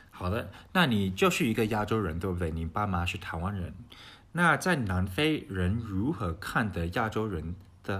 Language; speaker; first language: Chinese; early bilingual, heritage; English